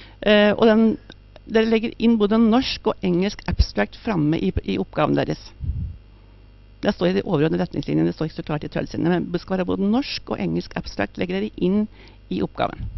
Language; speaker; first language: Norwegian; native; Norwegian